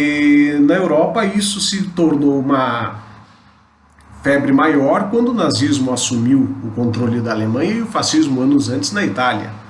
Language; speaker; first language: Portuguese; native; Portuguese